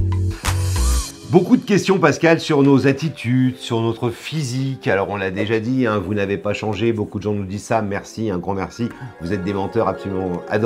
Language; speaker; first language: French; native; French